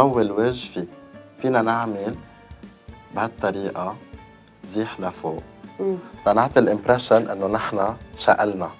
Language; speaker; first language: Arabic; native; Arabic